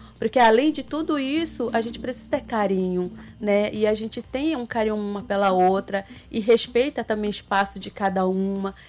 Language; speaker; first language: Portuguese; non-native, local second language; Ticuna